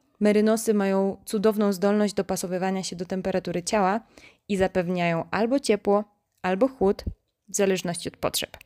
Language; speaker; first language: Polish; native; Polish